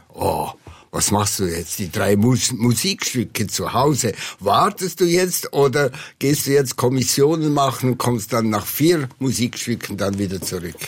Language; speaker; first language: German; native; German